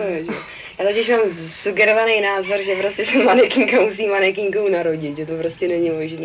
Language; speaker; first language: Czech; native; Czech